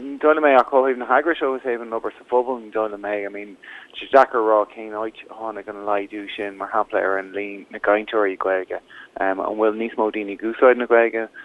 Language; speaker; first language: Irish; non-native, local second language; English